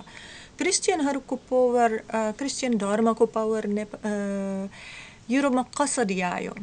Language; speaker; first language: Nepali; non-native, learner; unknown